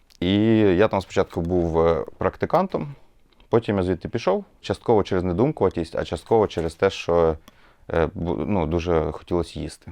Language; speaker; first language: Ukrainian; native; Ukrainian